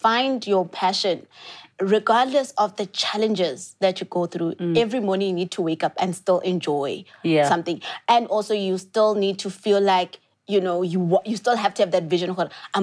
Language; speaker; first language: English; non-native, local second language; Southern Sotho